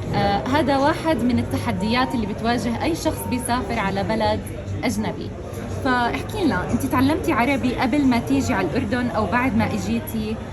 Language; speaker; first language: Arabic; native; Arabic